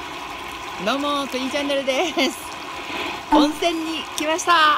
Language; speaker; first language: Japanese; native; Japanese